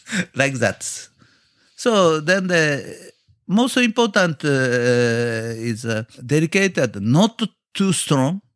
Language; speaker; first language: English; non-native, learner; Japanese